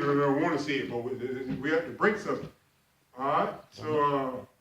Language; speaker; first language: English; native; English